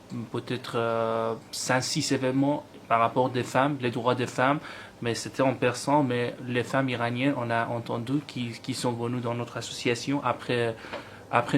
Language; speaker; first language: French; non-native, learner; Persian